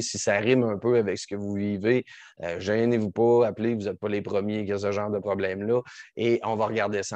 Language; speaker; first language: French; native; French